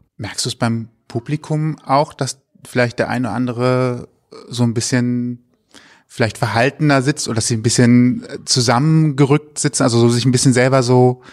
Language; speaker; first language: German; native; German